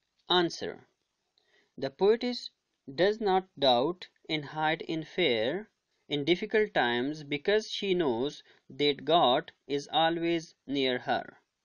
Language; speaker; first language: English; non-native, local second language; Urdu